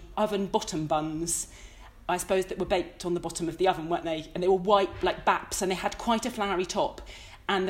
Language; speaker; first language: English; native; English